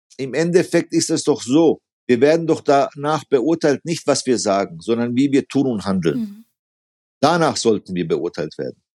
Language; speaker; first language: German; early bilingual, other home language; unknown